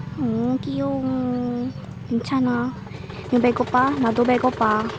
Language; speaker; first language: Korean; non-native, learner; Cebuano